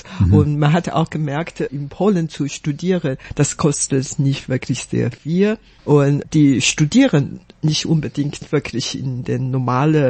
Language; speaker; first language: German; non-native, fluent; Chinese